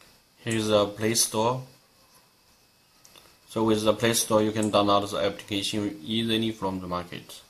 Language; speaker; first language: English; non-native, learner; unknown